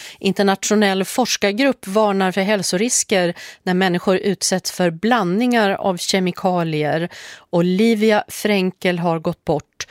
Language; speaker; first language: Swedish; native; Swedish